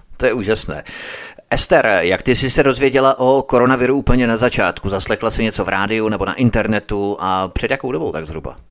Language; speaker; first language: Czech; native; Czech